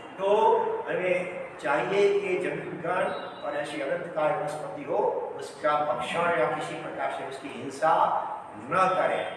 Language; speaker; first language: Hindi; non-native, local second language; Gujarati